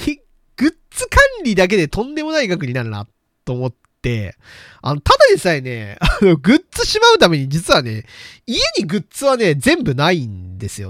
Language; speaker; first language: Japanese; native; Japanese